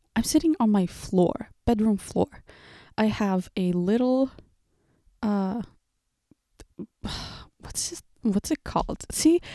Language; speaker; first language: English; early bilingual, other home language; Portuguese